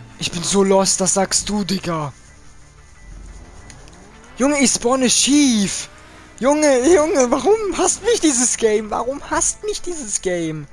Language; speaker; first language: German; native; German